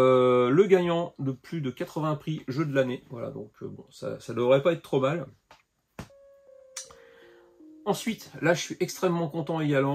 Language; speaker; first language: French; native; French